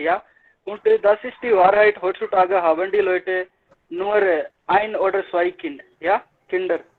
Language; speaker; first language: German; non-native, learner; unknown